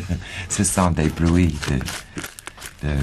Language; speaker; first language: French; non-native, fluent; English